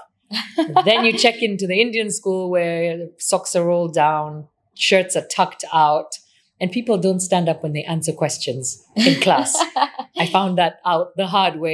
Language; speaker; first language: English; non-native, local second language; Swahili